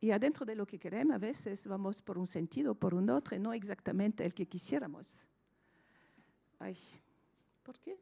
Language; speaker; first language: Spanish; non-native, fluent; French